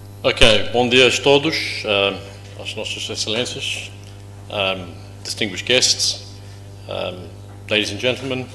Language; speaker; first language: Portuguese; non-native, learner; English